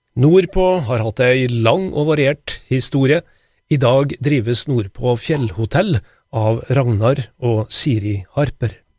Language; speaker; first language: Norwegian; native; Norwegian